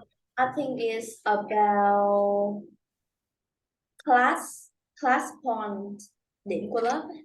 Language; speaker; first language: English; non-native, learner; Vietnamese